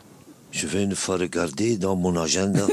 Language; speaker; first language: French; non-native, local second language; Dutch